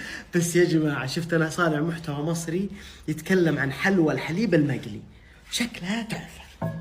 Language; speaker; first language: Arabic; native; Arabic